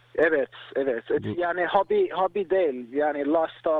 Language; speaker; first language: Turkish; early bilingual, heritage; Turkish